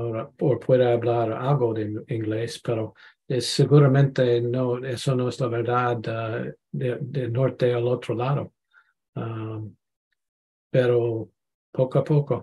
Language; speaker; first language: Spanish; non-native, learner; English